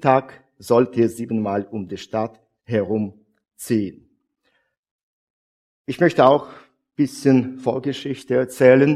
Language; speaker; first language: German; non-native, fluent; Russian